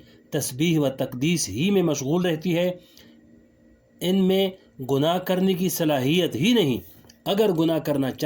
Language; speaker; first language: Urdu; native; Urdu